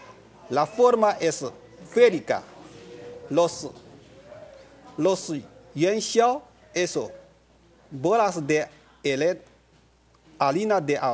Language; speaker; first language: Spanish; non-native, learner; Chinese